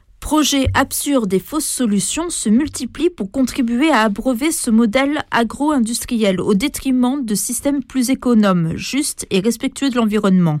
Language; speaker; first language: French; native; French